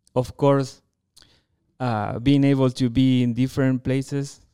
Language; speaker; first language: English; non-native, fluent; Spanish